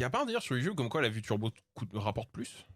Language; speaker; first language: French; native; French